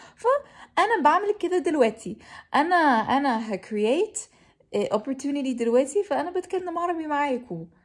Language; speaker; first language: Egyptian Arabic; non-native, fluent; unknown